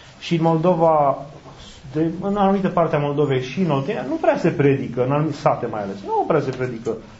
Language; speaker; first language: Romanian; native; Romanian